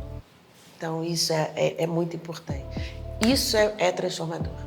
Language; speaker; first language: Portuguese; native; Portuguese